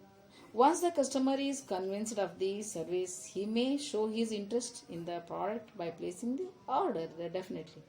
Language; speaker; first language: English; non-native, local second language; Kannada